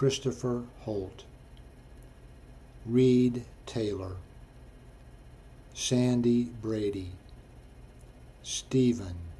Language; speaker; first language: English; native; English